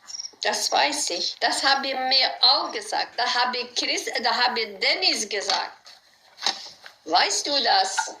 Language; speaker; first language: German; non-native, learner; Dutch